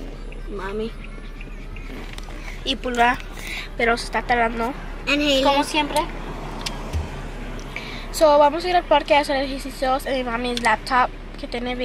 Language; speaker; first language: Spanish; early bilingual, heritage; Spanish